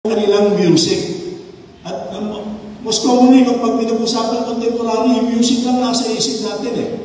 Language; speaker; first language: Filipino; non-native, local second language; Iloko